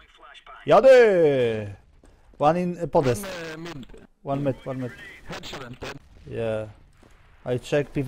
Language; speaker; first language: English; non-native, learner; Polish